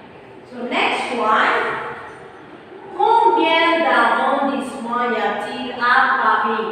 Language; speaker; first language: French; non-native, fluent; Tamil